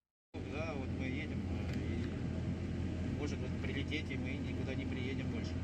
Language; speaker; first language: Russian; native; Russian